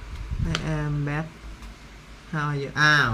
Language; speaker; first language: English; non-native, learner; Thai